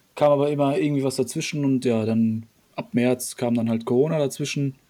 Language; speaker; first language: German; early bilingual, other home language; Polish